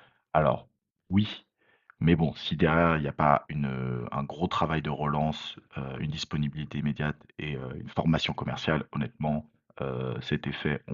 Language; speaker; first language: French; native; French